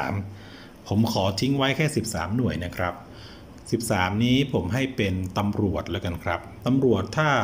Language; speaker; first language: Thai; native; Thai